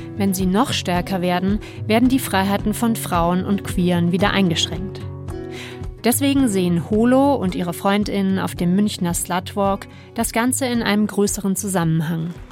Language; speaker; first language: German; native; German